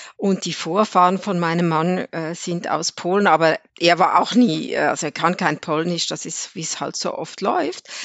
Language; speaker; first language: German; native; German